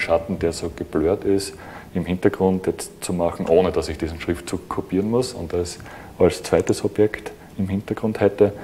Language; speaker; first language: German; native; German